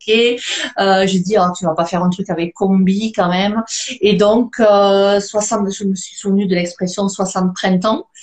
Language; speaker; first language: French; native; French